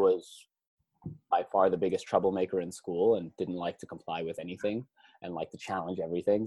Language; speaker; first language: English; native; English